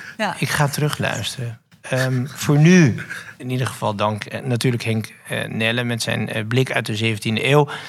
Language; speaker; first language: Dutch; native; Dutch